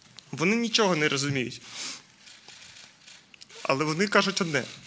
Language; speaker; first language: Ukrainian; native; Ukrainian